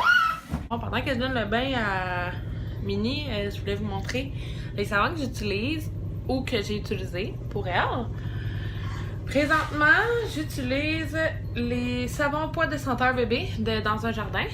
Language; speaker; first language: French; native; French